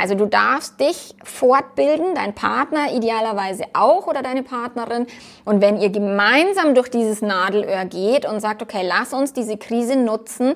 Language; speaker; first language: German; native; German